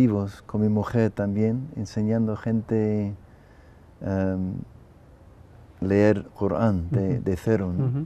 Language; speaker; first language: Spanish; non-native, fluent; English